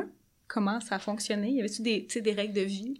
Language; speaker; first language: French; native; French